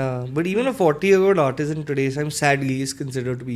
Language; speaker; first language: English; non-native, local second language; Hindi